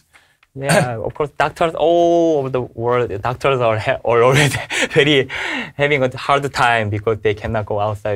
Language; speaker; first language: English; non-native, learner; Korean